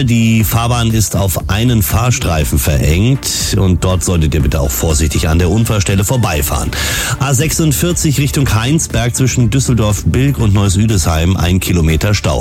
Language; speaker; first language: German; native; German